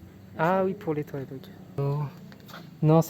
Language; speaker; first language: French; native; French